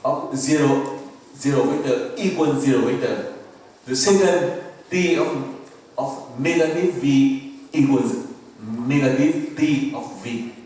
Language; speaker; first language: English; non-native, fluent; Vietnamese